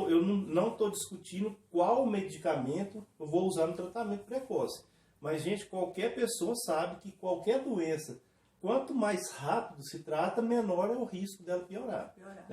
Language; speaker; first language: Portuguese; native; Portuguese